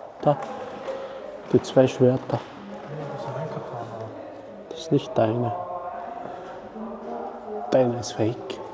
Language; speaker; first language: German; non-native, fluent; Mongolian